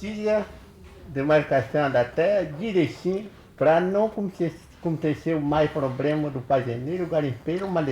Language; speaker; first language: Portuguese; non-native, local second language; Kayapó